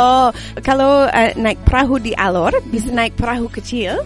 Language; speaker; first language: Indonesian; non-native, learner; English